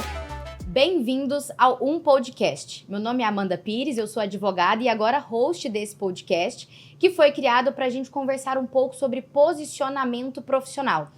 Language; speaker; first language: Portuguese; native; Portuguese